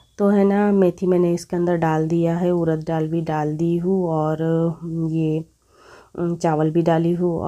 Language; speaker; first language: Hindi; non-native, local second language; Bangla